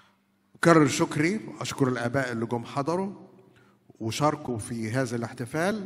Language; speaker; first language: Arabic; native; Arabic